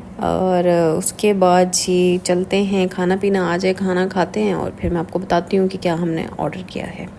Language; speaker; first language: Urdu; native; Urdu